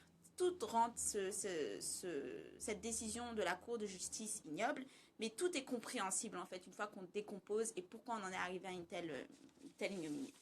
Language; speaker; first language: French; native; French